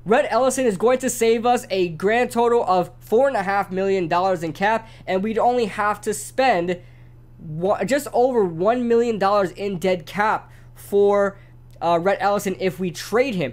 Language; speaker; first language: English; native; English